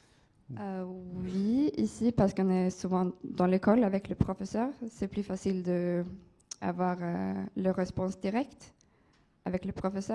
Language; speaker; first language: French; non-native, fluent; Swedish